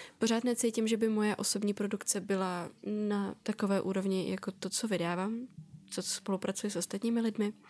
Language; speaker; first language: Czech; early bilingual, other home language; Russian